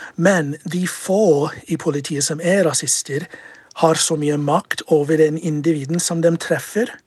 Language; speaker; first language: Norwegian; non-native, fluent; English